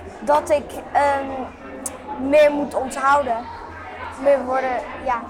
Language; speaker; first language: Dutch; early bilingual, other home language; English